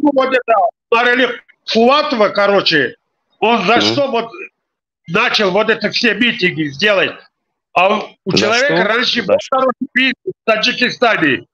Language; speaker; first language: Russian; non-native, local second language; Tajik